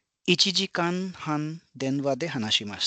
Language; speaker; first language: Japanese; non-native, fluent; Hindi